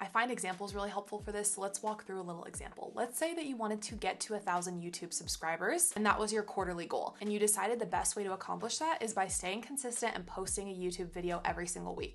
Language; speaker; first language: English; native; English